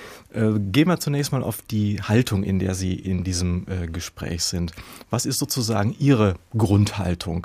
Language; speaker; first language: German; native; German